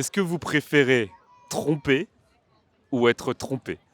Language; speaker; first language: French; native; French